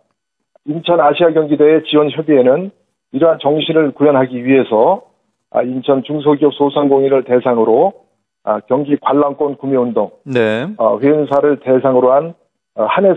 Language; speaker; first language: Korean; native; Korean